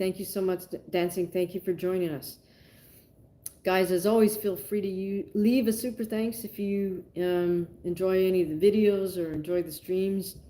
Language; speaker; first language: English; native; English